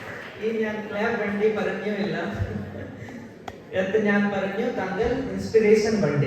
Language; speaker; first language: Malayalam; non-native, learner; Hindi